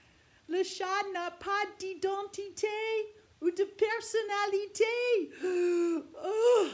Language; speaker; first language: French; non-native, fluent; English